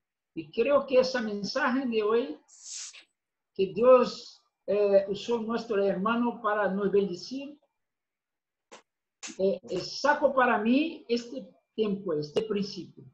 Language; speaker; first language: Spanish; non-native, fluent; Portuguese